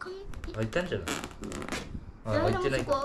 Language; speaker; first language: Japanese; early bilingual, other home language; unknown